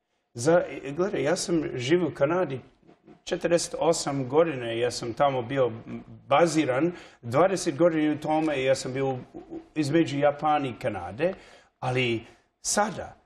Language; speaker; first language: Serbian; early bilingual, heritage; English